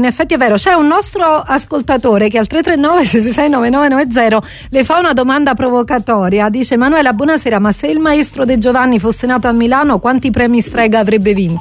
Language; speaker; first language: Italian; native; Italian